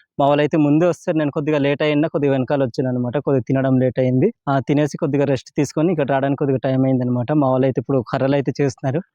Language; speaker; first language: Telugu; non-native, local second language; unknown